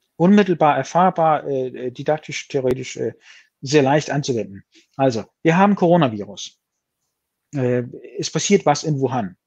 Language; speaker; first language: German; non-native, fluent; Danish